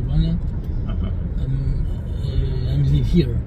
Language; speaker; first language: English; non-native, learner; Albanian